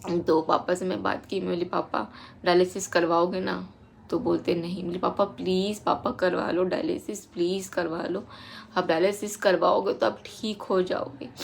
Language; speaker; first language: Hindi; non-native, local second language; Bangla